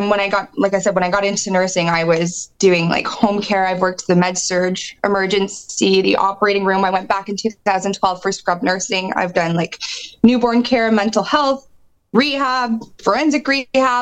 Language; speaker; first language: English; native; English